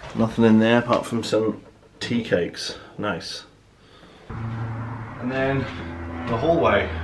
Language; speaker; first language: English; native; English